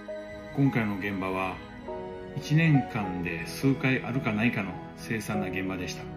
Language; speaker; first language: Japanese; native; Japanese